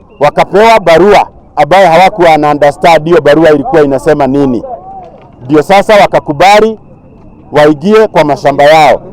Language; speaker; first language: Swahili; non-native, local second language; Kikuyu